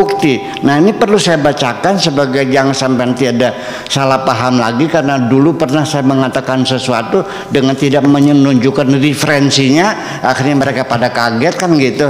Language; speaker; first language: Indonesian; native; Indonesian